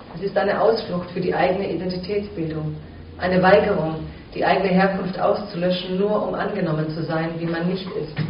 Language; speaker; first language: German; early bilingual, other home language; Croatian